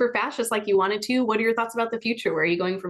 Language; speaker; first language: English; native; English